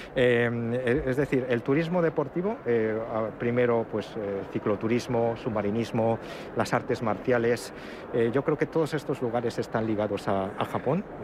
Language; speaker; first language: Spanish; early bilingual, other home language; Japanese